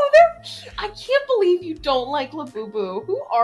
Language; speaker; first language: English; native; English